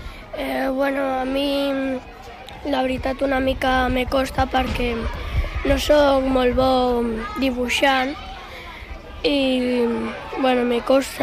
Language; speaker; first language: Catalan; non-native, local second language; Spanish